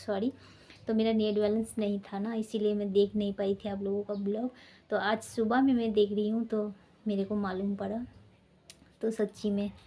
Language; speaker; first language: Hindi; non-native, local second language; Santali